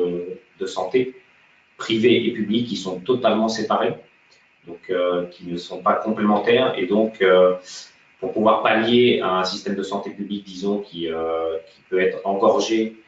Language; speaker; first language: French; native; French